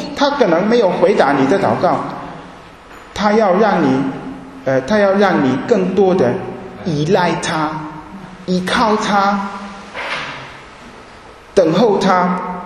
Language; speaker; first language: Chinese; non-native, fluent; German